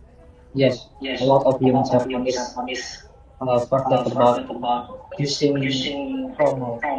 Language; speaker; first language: English; non-native, learner; Javanese